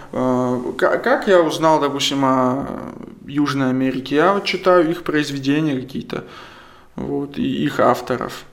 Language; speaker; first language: Russian; non-native, local second language; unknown